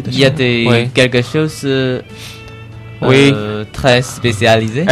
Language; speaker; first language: French; non-native, learner; Chinese